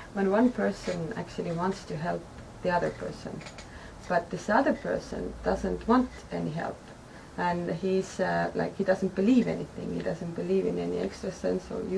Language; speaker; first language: English; non-native, fluent; Estonian